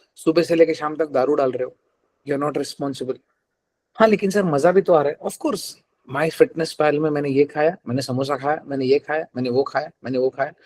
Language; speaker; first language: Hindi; non-native, local second language; Telugu